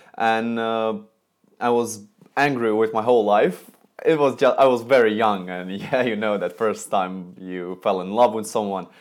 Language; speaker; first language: English; non-native, fluent; Russian